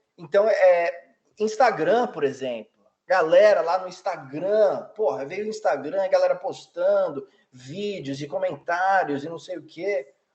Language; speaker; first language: Portuguese; early bilingual, heritage; Portuguese